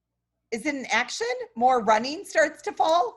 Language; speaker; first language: English; native; English